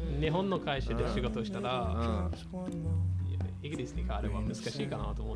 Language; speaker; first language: Japanese; non-native, fluent; English